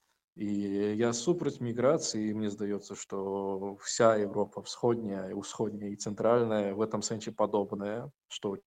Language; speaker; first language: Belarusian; non-native, learner; Russian